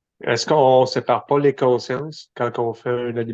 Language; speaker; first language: French; native; French